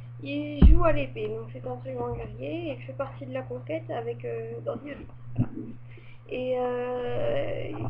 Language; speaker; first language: French; native; French